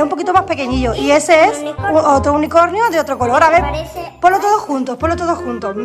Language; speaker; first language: Spanish; native; Spanish